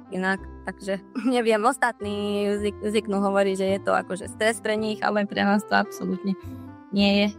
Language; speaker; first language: Slovak; non-native, local second language; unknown